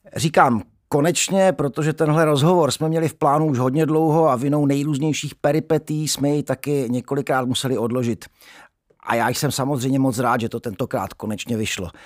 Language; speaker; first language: Czech; native; Czech